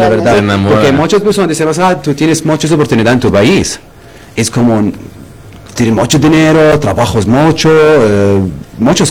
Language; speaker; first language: Spanish; non-native, learner; Arabic